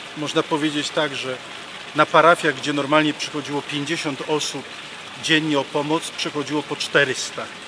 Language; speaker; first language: Polish; native; Polish